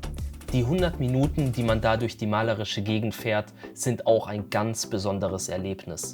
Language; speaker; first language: German; native; German